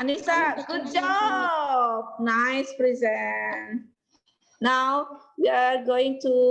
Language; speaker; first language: English; non-native, learner; Indonesian